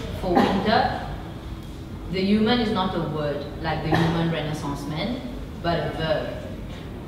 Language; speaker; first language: English; non-native, fluent; Morisyen